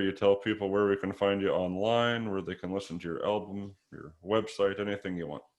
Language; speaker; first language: English; native; English